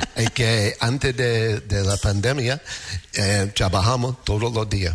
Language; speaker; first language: Spanish; non-native, fluent; English